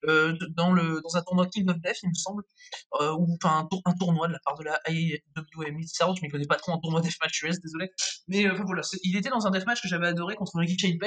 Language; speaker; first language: French; native; French